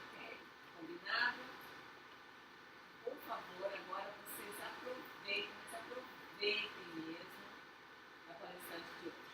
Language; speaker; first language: Portuguese; native; Portuguese